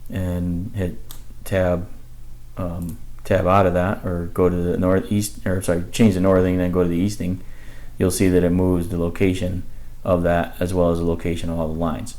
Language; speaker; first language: English; native; English